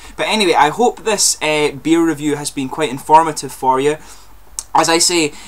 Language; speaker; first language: English; native; English